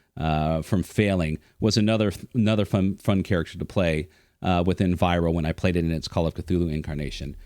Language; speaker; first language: English; native; English